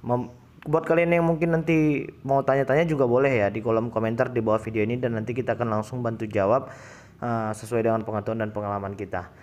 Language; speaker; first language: Indonesian; native; Indonesian